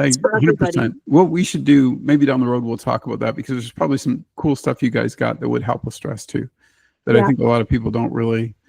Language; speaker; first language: English; native; English